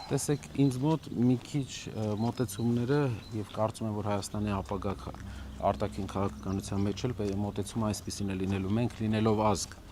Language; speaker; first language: Armenian; native; Armenian